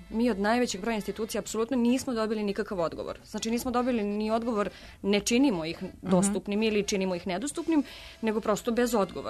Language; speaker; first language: Serbian; native; Serbian